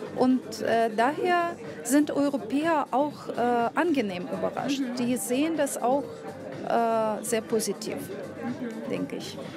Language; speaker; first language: German; non-native, fluent; Russian